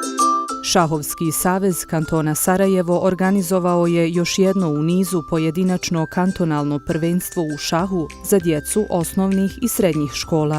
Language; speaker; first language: Bosnian; native; Bosnian